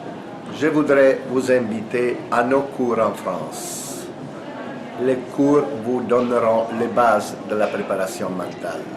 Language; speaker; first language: French; non-native, fluent; Italian